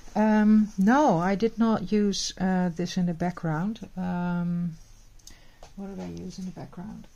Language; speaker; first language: English; non-native, fluent; Dutch